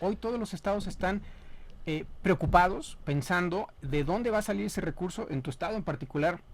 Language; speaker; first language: Spanish; native; Spanish